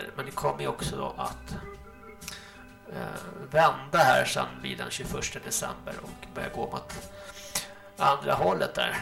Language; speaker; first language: Swedish; native; Swedish